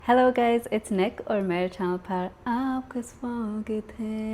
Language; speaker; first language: Hindi; non-native, learner; English